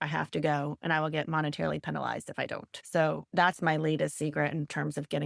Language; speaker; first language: English; native; English